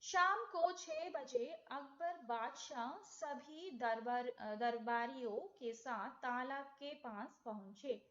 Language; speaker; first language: Hindi; non-native, local second language; Tamil